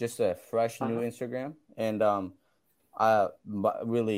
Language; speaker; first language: English; non-native, fluent; Burmese